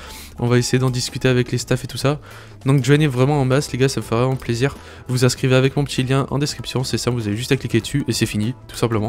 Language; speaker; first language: French; native; French